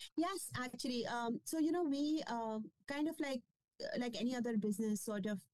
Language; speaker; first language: English; non-native, local second language; Kashmiri